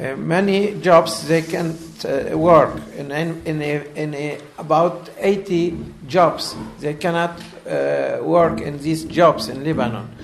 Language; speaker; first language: English; non-native, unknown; Arabic